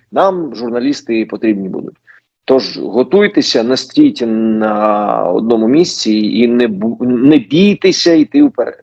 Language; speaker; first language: Ukrainian; non-native, local second language; Russian